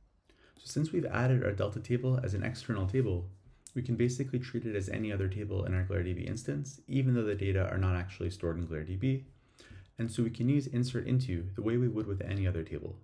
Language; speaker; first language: English; native; English